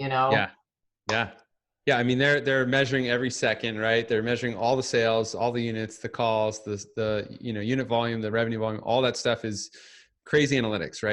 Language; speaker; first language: English; native; English